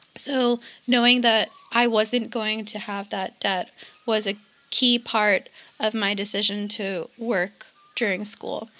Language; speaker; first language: English; native; English